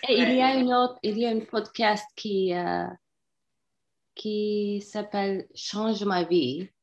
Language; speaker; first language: French; non-native, fluent; Turkish